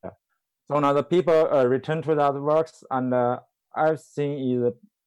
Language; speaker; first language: English; non-native, learner; Chinese